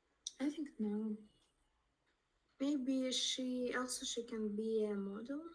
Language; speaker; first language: English; non-native, learner; Russian